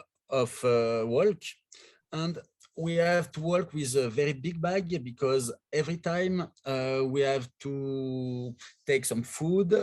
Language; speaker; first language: English; non-native, learner; French